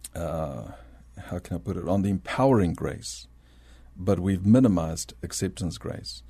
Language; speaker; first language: English; early bilingual, other home language; Spanish